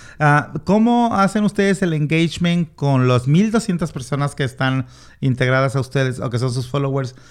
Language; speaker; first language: Spanish; native; Spanish